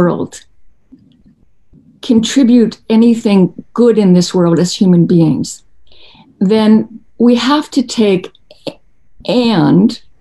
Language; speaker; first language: English; native; English